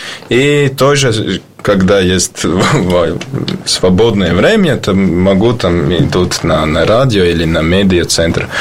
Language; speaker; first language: Russian; non-native, learner; Latvian